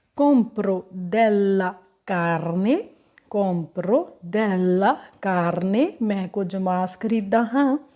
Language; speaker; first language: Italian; non-native, fluent; Punjabi